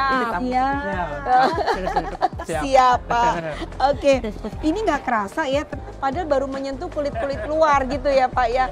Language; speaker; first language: Indonesian; native; Indonesian